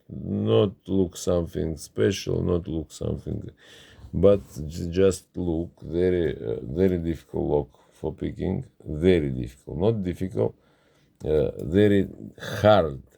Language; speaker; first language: English; non-native, learner; Russian